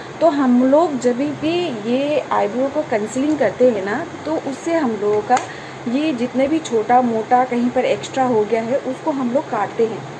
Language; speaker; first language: Hindi; non-native, local second language; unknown